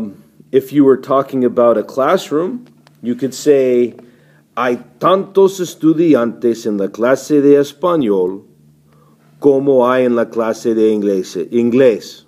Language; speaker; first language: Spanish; non-native, fluent; English